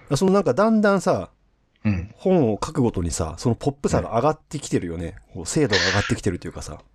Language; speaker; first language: Japanese; native; Japanese